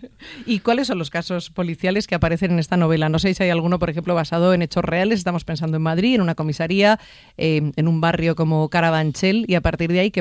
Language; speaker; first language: Spanish; native; Spanish